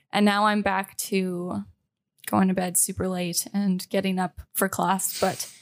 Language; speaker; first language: English; native; English